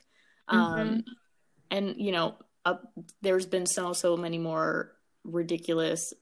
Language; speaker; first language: English; early bilingual, other home language; Amharic